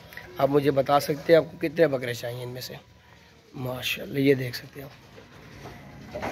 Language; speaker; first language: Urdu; non-native, local second language; Saraiki